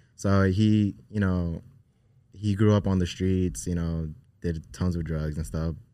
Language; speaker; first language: English; native; English